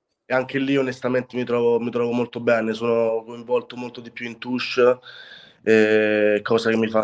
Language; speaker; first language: Italian; native; Italian